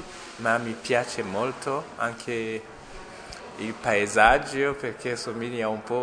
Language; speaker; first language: Italian; non-native, fluent; Rundi